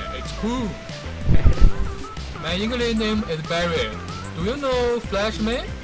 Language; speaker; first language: English; non-native, learner; Chinese